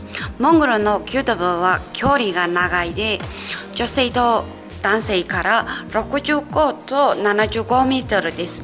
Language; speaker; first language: Japanese; non-native, fluent; Mongolian